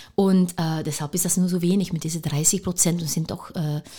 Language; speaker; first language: German; non-native, fluent; Dutch